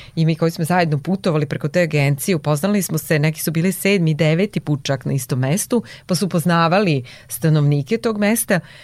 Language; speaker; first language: Serbian; non-native, local second language; Hungarian